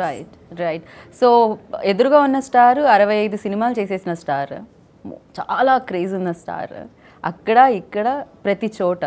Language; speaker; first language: Telugu; native; Telugu